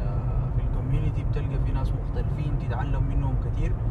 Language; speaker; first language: Arabic; native; Arabic